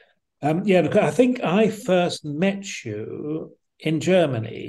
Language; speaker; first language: English; native; English